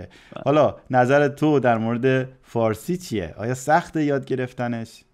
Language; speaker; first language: Persian; native; Persian